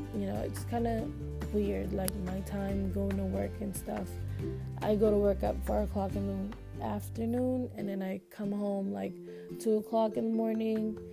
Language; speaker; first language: English; non-native, local second language; Filipino